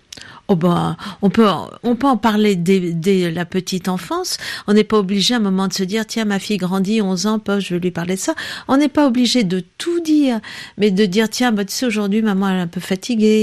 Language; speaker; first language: French; native; French